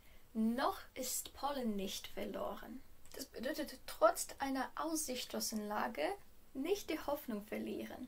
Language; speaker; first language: German; non-native, fluent; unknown